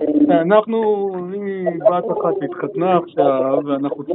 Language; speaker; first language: Hebrew; native; Hebrew